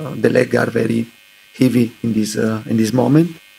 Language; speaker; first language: English; non-native, learner; Italian